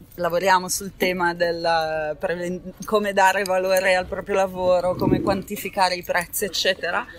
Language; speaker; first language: Italian; native; Italian